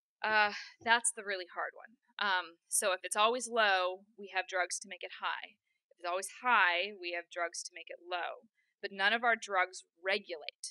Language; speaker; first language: English; native; English